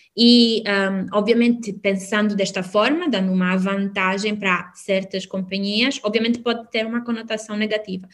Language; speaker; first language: Portuguese; non-native, fluent; Albanian